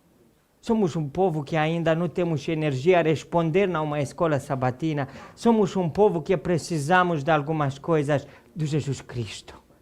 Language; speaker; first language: Portuguese; non-native, fluent; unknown